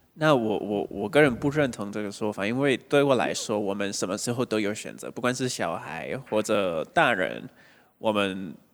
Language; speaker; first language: Chinese; non-native, fluent; Spanish